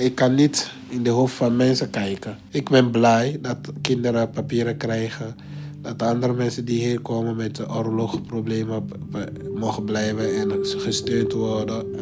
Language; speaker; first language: Dutch; non-native, fluent; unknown